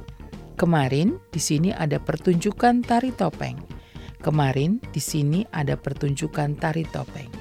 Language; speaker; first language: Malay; non-native, fluent; Chinese